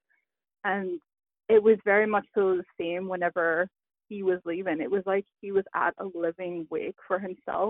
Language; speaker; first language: English; native; English